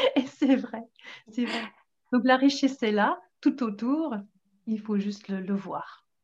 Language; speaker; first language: French; non-native, fluent; English